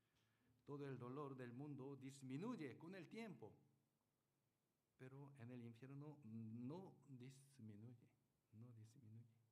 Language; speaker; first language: Spanish; non-native, learner; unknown